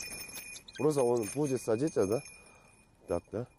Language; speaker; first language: Russian; non-native, fluent; Korean